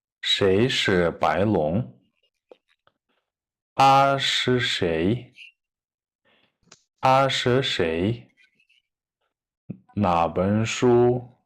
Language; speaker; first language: Chinese; non-native, fluent; Kyrgyz